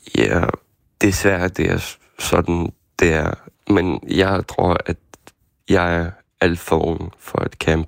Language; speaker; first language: Danish; non-native, fluent; Ukrainian